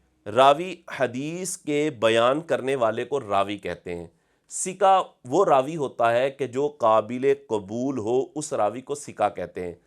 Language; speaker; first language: Urdu; native; Urdu